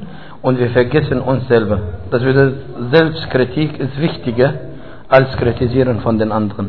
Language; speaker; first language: German; non-native, fluent; Arabic